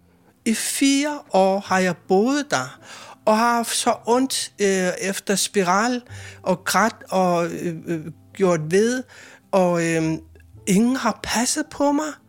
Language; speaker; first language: Swedish; non-native, fluent; Kalaallisut